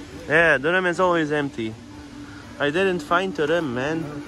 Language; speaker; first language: English; non-native, learner; Dutch